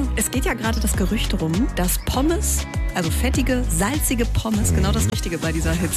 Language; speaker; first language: German; native; German